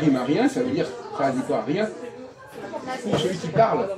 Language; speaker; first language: French; native; French